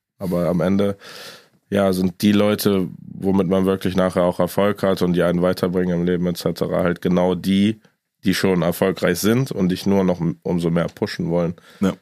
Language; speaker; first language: German; native; German